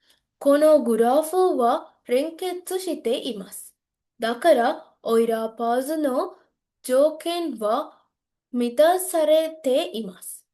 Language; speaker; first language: Japanese; non-native, learner; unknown